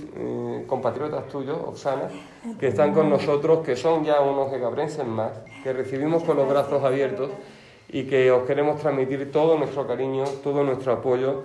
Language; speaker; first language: Spanish; native; Spanish